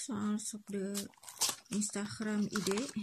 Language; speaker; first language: Dutch; non-native, local second language; Indonesian